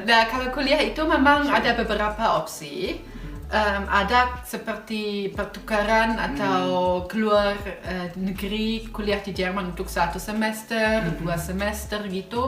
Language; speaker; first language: Indonesian; non-native, fluent; German